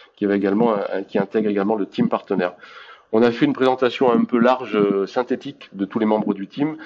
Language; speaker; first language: French; native; French